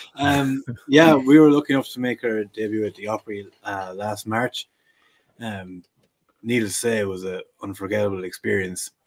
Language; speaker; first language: English; native; English